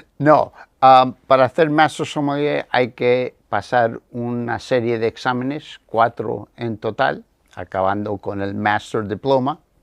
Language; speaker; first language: Spanish; early bilingual, heritage; Spanish